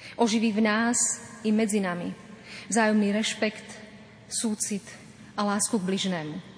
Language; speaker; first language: Slovak; native; Slovak